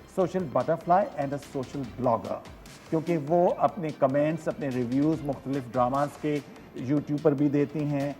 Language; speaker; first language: Urdu; native; Urdu